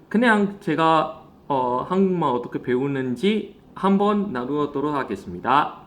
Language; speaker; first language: Korean; non-native, fluent; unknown